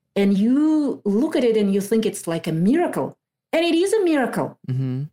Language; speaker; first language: English; non-native, fluent; Kazakh